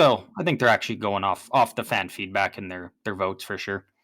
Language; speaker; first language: English; native; English